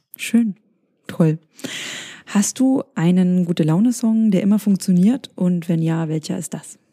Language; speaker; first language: German; native; German